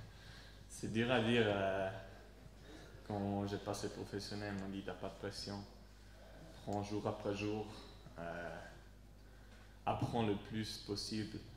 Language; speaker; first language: French; non-native, local second language; Swiss German